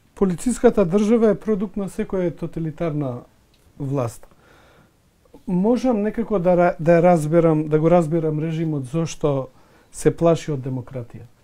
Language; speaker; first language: Macedonian; non-native, local second language; Albanian